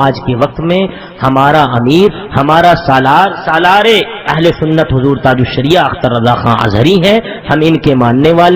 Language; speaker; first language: Urdu; native; Urdu